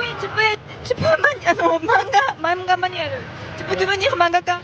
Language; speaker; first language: French; non-native, learner; Japanese